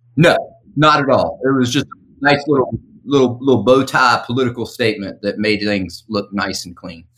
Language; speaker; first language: English; native; English